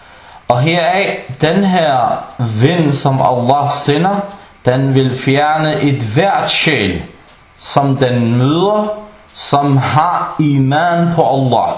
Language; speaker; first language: Danish; early bilingual, other home language; Arabic